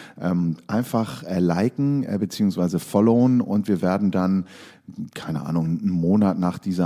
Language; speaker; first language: German; native; German